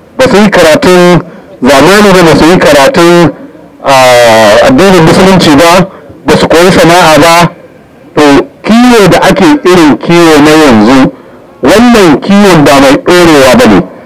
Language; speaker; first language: Hausa; native; Hausa